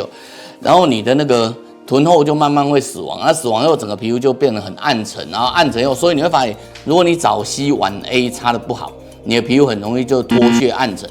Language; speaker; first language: Chinese; native; Chinese